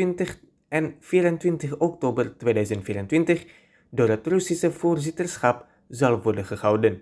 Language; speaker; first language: Dutch; non-native, fluent; Indonesian